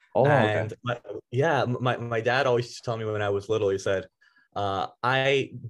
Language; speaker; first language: English; native; English